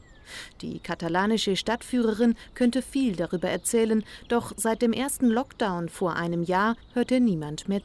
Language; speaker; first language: German; native; German